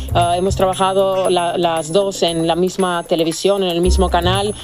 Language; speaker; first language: Spanish; non-native, fluent; Serbian